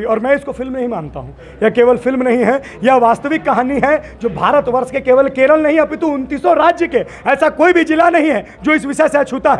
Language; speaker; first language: Hindi; native; Hindi